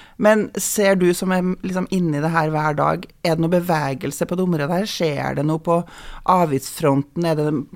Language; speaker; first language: Norwegian; native; Norwegian